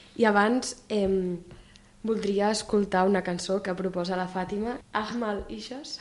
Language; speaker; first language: Catalan; native; Catalan